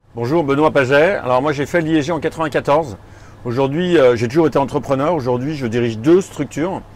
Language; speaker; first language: French; native; French